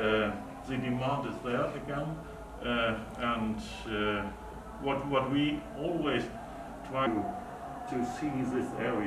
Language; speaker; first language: English; non-native, fluent; German